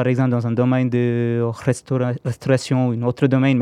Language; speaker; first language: French; non-native, fluent; Tamil